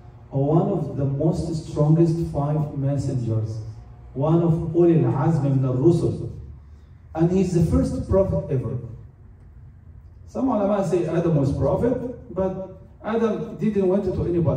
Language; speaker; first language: English; non-native, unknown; Arabic